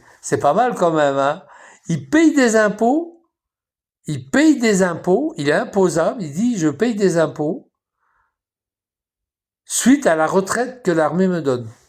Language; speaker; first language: French; native; French